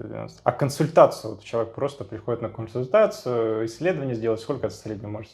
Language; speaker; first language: Russian; native; Russian